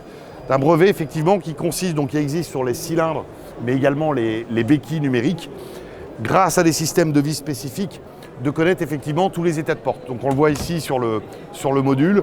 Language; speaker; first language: French; native; French